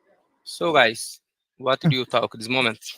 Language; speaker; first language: English; non-native, learner; Portuguese